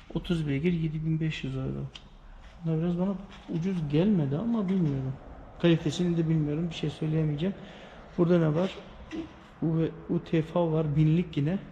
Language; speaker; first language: Turkish; early bilingual, heritage; Turkish